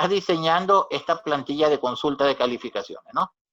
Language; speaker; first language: Spanish; native; Spanish